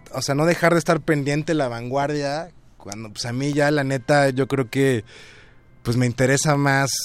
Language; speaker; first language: Spanish; native; Spanish